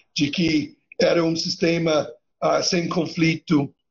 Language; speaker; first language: Portuguese; non-native, fluent; English